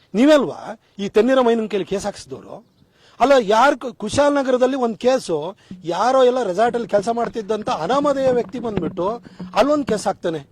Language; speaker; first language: Kannada; native; Kannada